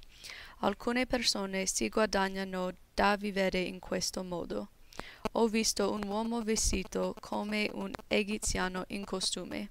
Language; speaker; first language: Italian; non-native, learner; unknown